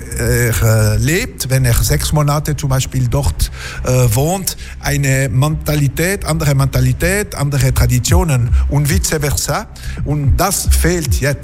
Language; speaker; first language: German; non-native, local second language; French